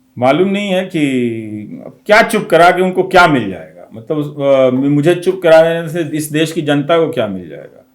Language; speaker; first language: Hindi; non-native, local second language; Bhojpuri